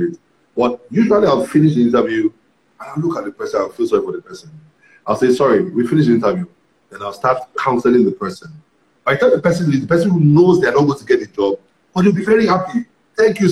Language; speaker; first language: English; non-native, local second language; Yoruba